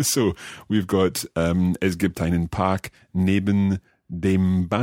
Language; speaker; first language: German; non-native, learner; English